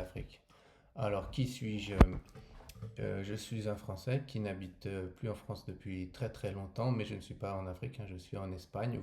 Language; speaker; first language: French; native; French